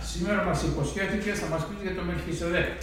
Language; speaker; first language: Greek; native; Greek